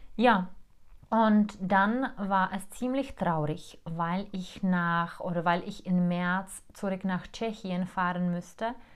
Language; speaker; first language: German; non-native, fluent; Czech